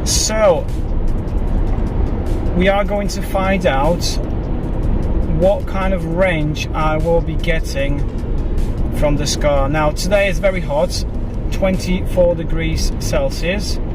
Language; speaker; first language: English; non-native, fluent; Polish